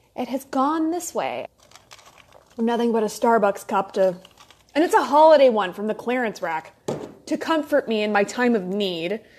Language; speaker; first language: English; native; English